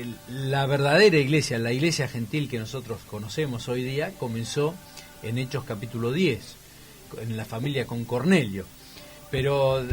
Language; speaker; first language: Spanish; native; Spanish